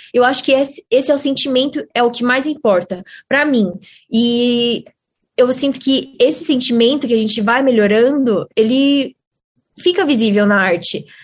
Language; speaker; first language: Portuguese; native; Portuguese